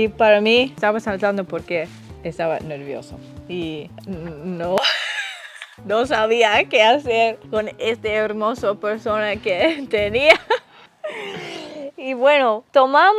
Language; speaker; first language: Spanish; non-native, learner; English